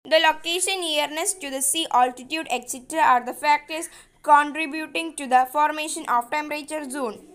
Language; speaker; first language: English; non-native, local second language; Malayalam